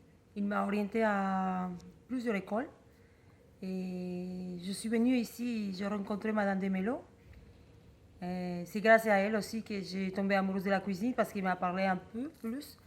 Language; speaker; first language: French; non-native, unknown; Spanish